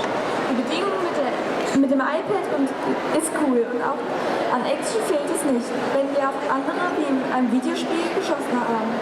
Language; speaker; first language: German; native; German